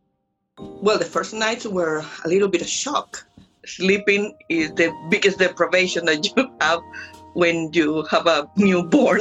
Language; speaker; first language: English; non-native, fluent; Spanish